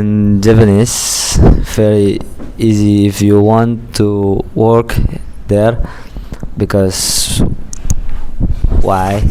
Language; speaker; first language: English; non-native, learner; Indonesian